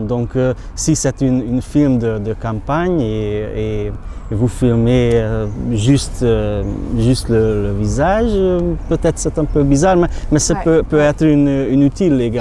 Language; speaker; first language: French; non-native, learner; Hungarian